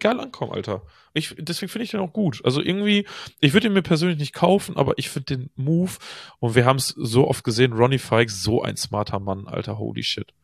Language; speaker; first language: German; native; German